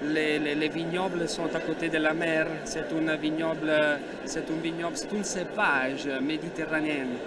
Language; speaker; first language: French; non-native, learner; Italian